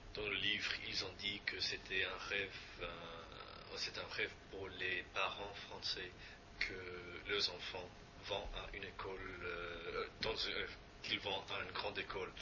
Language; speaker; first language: French; non-native, fluent; English